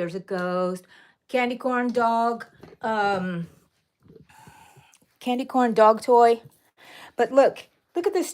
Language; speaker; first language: English; native; English